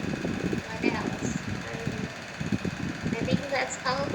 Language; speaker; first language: English; non-native, learner; Indonesian